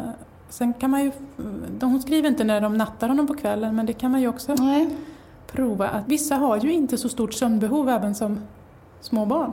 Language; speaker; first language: Swedish; native; Swedish